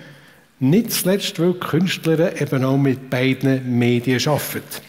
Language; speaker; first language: German; native; German